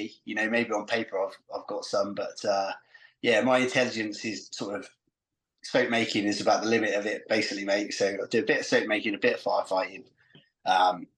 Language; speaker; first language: English; native; English